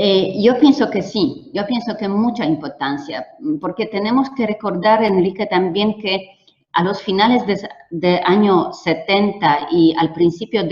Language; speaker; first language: Spanish; non-native, fluent; Polish